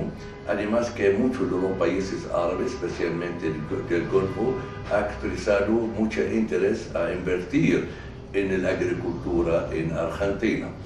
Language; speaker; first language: Spanish; non-native, fluent; Arabic